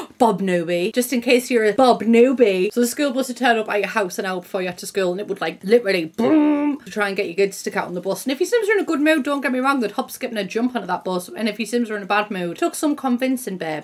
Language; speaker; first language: English; native; English